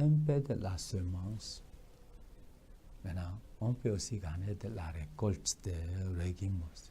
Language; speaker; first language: French; non-native, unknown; Korean